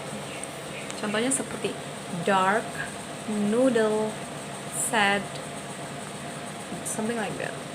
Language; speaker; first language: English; non-native, learner; Indonesian